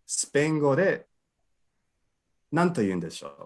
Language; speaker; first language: Japanese; non-native, fluent; English